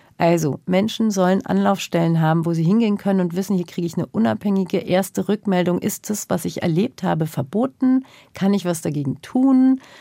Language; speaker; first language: German; early bilingual, other home language; Turkish